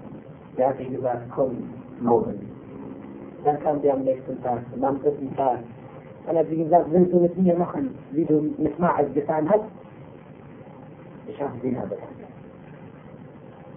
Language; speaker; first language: German; non-native, fluent; Arabic